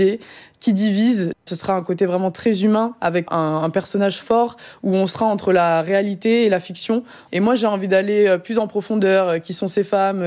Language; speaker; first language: French; native; French